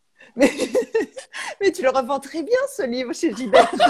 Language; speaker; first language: French; native; French